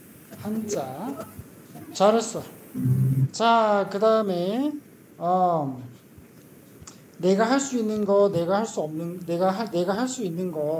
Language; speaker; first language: Korean; native; Korean